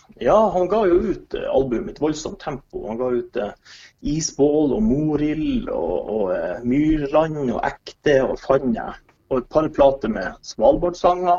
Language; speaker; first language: Norwegian; native; Norwegian